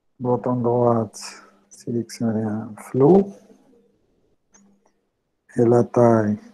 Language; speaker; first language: French; non-native, local second language; Arabic